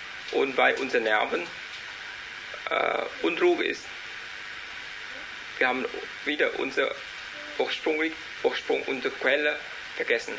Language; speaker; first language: German; non-native, learner; Vietnamese